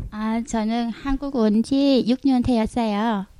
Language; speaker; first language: Korean; non-native, learner; Vietnamese